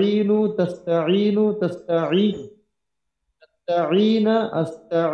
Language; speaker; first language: Arabic; non-native, learner; Bangla